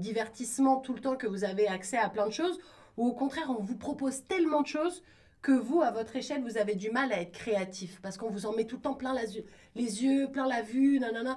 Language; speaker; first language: French; native; French